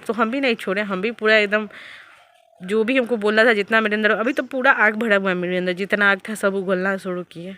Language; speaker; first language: Hindi; native; Hindi